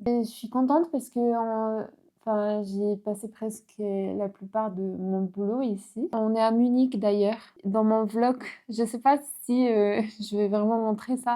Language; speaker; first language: French; non-native, fluent; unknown